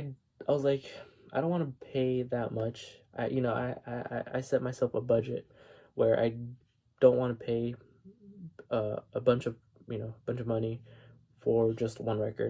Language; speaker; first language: English; native; English